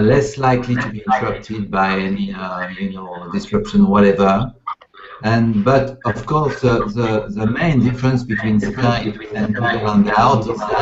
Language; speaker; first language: English; non-native, fluent; French